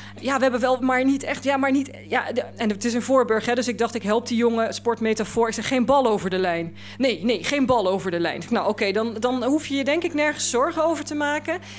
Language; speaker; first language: Dutch; native; Dutch